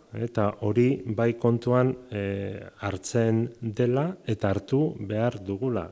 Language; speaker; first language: Basque; native; Basque